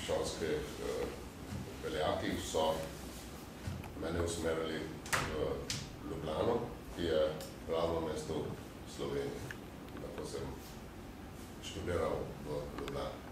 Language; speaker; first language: Slovenian; non-native, fluent; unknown